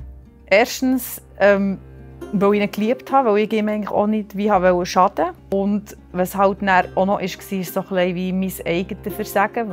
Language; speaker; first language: German; native; German